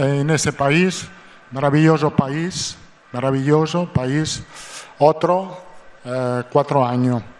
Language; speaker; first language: Portuguese; non-native, fluent; Italian